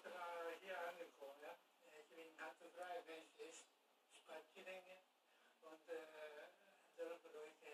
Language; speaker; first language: German; non-native, learner; Japanese